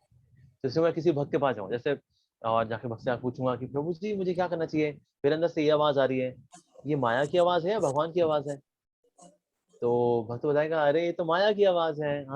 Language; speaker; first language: Hindi; native; Hindi